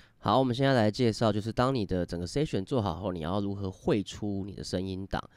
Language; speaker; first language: Chinese; native; Chinese